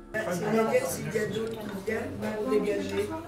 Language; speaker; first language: French; native; French